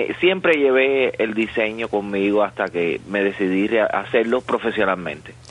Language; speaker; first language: Spanish; native; Spanish